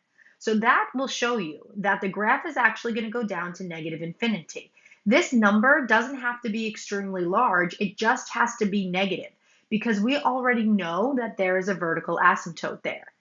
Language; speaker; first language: English; native; English